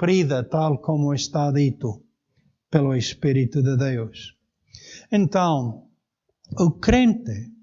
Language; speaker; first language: Portuguese; native; Portuguese